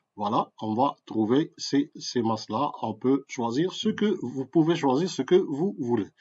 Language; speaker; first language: French; non-native, local second language; Arabic